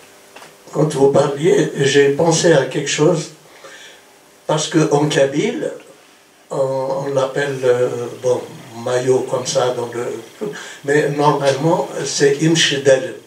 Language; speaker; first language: French; non-native, local second language; Kabyle